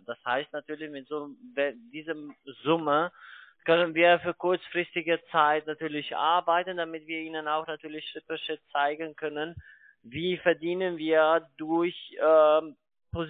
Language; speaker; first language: German; non-native, fluent; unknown